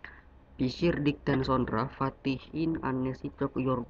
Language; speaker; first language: Turkish; non-native, learner; Indonesian